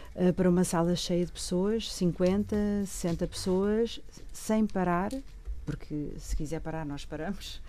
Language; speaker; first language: Portuguese; native; Portuguese